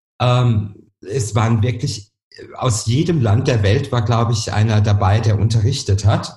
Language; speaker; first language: German; native; German